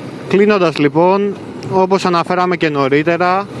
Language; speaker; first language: Greek; native; Greek